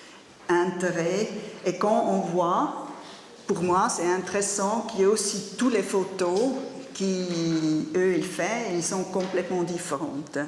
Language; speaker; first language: French; non-native, learner; German